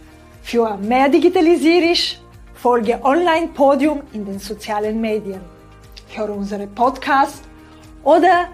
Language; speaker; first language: German; non-native, fluent; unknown